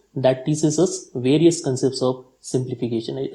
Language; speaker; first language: English; non-native, local second language; Nepali